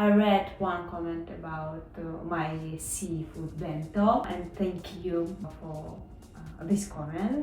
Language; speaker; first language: English; non-native, learner; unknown